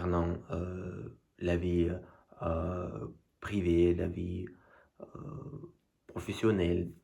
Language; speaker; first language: French; non-native, learner; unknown